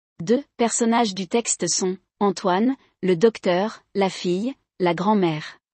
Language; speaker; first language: French; non-native, local second language; Arabic